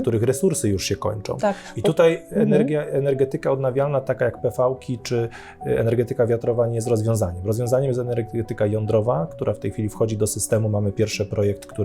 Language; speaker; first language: Polish; native; Polish